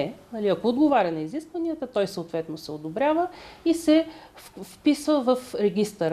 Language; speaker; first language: Bulgarian; native; Bulgarian